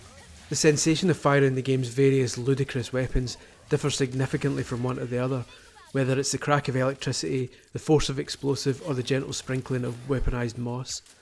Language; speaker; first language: English; native; English